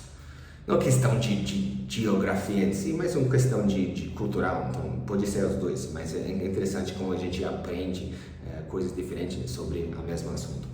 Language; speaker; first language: Portuguese; early bilingual, other home language; English